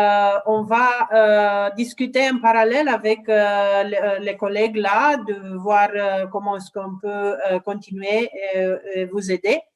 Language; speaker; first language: French; non-native, learner; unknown